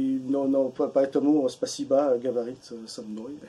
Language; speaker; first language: Russian; non-native, learner; French